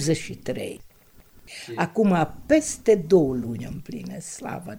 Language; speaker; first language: Romanian; non-native, local second language; Hungarian